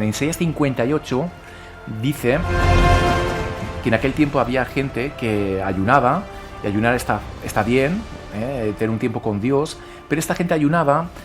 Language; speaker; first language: Spanish; native; Spanish